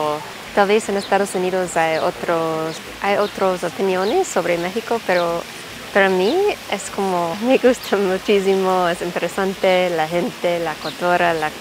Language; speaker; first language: Spanish; non-native, learner; English